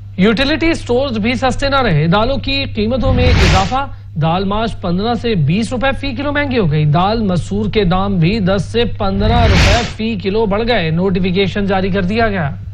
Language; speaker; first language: Urdu; native; Urdu